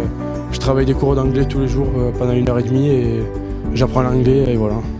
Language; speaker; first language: French; native; French